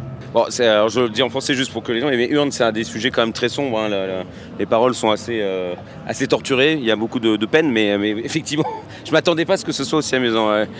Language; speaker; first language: French; native; French